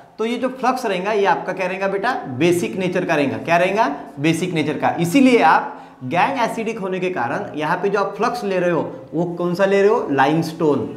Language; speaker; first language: Hindi; non-native, local second language; Marathi